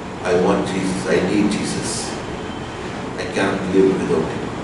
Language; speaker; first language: English; non-native, local second language; Tamil